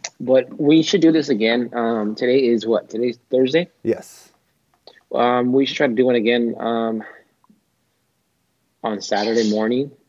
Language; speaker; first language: English; native; English